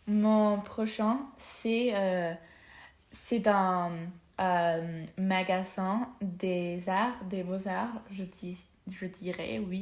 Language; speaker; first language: French; non-native, learner; Spanish